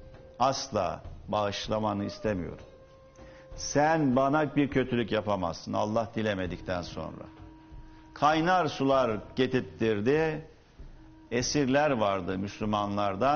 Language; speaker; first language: Turkish; native; Turkish